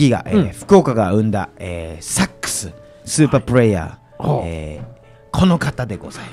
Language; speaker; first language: Japanese; native; Japanese